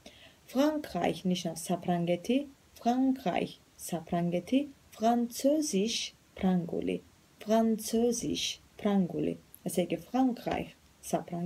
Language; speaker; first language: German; non-native, fluent; Georgian